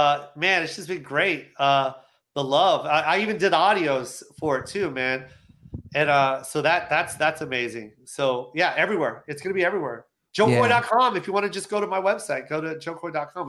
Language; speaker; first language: English; native; English